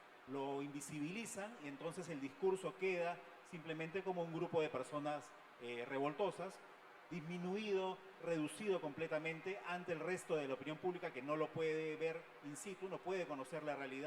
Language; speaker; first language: Spanish; native; Spanish